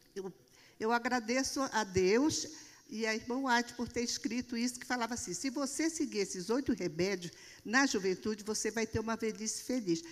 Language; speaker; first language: Portuguese; native; Portuguese